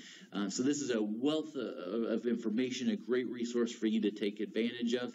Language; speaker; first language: English; native; English